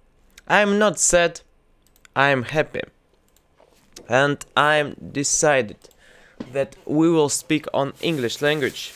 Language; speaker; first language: English; non-native, learner; Russian